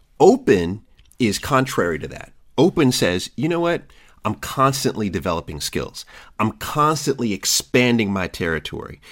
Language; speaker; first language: English; native; English